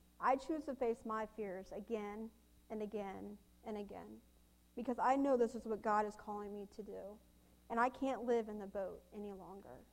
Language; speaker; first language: English; native; English